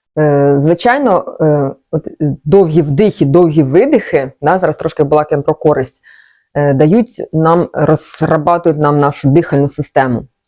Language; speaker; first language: Ukrainian; non-native, local second language; Russian